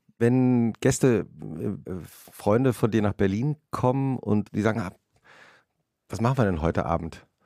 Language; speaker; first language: German; native; German